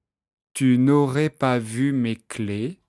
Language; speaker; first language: French; native; French